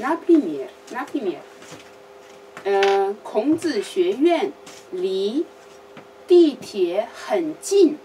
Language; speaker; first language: Russian; non-native, learner; Chinese